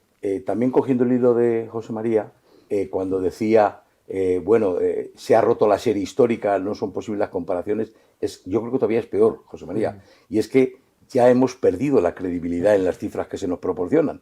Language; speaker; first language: Spanish; native; Spanish